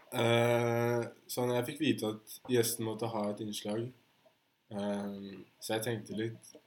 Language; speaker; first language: Norwegian; native; Norwegian